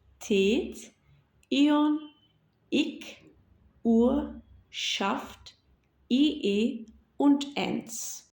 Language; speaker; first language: German; non-native, fluent; Turkish